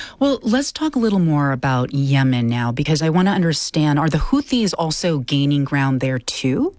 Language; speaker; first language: English; native; English